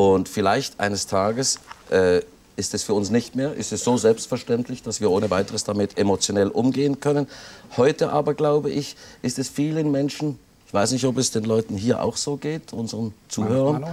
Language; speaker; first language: German; native; German